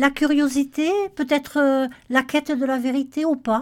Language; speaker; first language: French; native; French